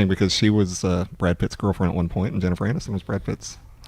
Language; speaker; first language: English; native; English